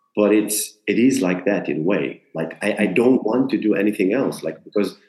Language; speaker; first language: English; non-native, fluent; Hebrew